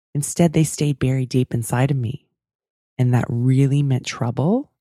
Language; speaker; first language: English; native; English